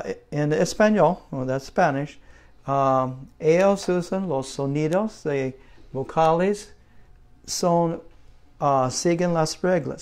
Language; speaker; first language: Spanish; non-native, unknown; English